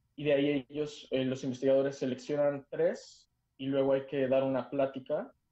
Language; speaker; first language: Spanish; native; Spanish